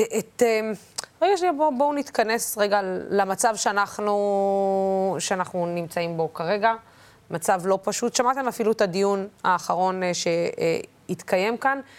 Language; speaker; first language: Hebrew; non-native, local second language; Arabic